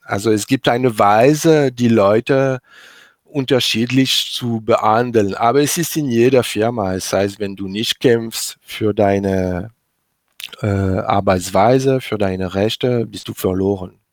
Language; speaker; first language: German; non-native, learner; French